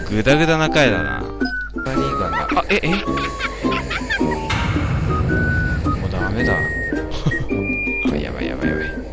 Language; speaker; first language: Japanese; native; Japanese